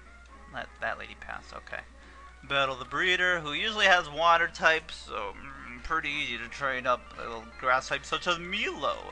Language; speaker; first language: English; native; English